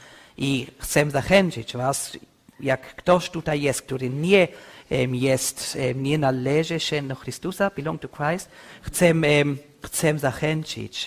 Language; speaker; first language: Polish; non-native, learner; English